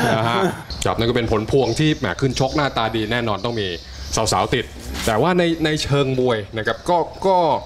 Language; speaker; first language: Thai; native; Thai